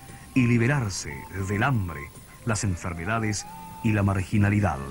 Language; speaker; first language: Spanish; native; Spanish